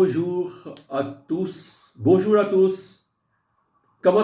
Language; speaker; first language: French; non-native, fluent; Hindi